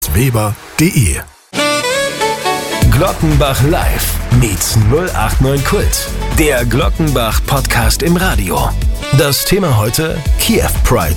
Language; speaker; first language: German; native; German